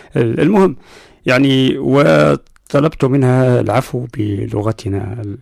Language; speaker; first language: Arabic; non-native, local second language; Berber languages